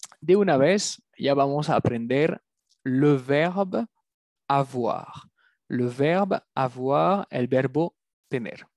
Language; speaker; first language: Spanish; non-native, fluent; French